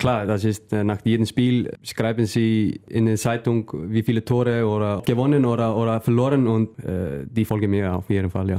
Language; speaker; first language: German; non-native, learner; Icelandic